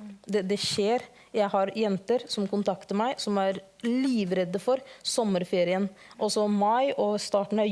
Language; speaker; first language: Norwegian; early bilingual, other home language; Somali